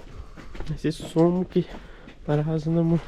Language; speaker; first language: Russian; non-native, learner; Urdu